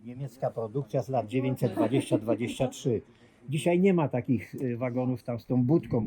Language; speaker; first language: Polish; native; Polish